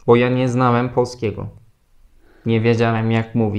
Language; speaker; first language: Polish; non-native, fluent; Turkish